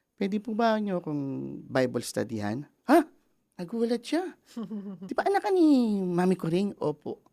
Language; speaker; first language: Filipino; native; Filipino